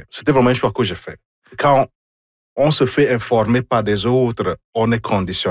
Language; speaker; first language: French; non-native, fluent; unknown